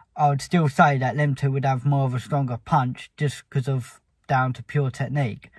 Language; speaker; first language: English; native; English